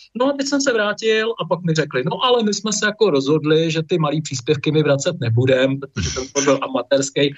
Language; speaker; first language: Czech; native; Czech